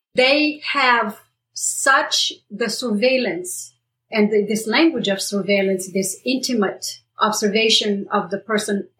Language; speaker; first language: English; non-native, fluent; Romanian